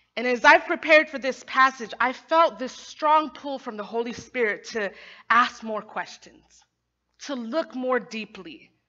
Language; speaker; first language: English; native; English